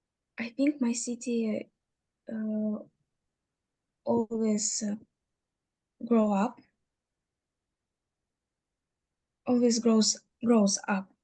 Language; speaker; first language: English; non-native, learner; Russian